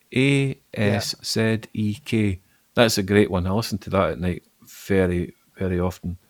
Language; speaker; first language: English; native; English